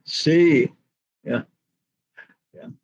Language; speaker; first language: Spanish; non-native, fluent; English